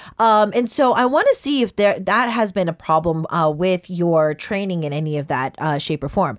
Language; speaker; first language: English; early bilingual, other home language; Korean